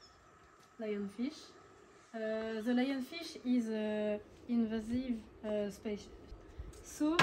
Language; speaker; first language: English; non-native, learner; French